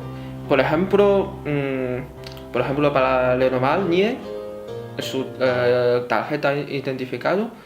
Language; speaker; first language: Spanish; non-native, fluent; Chinese